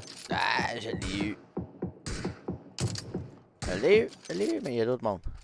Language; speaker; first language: French; native; French